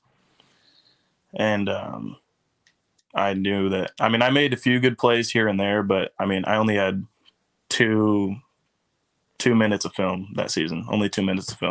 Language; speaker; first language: English; native; English